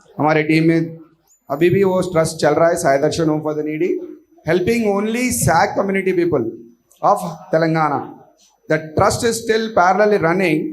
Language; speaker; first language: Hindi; non-native, local second language; Marathi